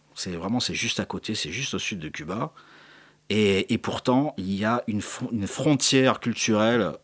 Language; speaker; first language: French; native; French